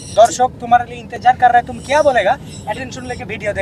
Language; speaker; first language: Hindi; non-native, learner; Bangla